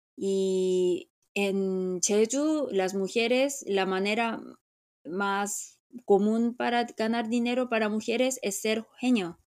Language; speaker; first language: Spanish; non-native, fluent; Korean